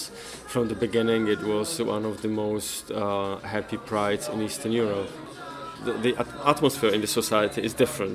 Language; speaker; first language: English; non-native, fluent; Polish